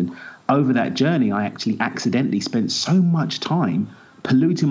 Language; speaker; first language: English; native; English